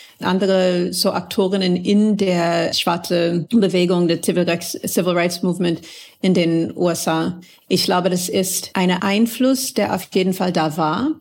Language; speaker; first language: German; non-native, fluent; English